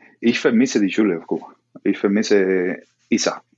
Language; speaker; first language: German; non-native, learner; Spanish